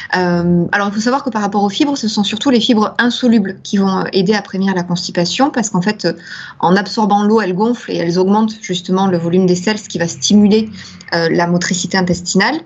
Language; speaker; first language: French; native; French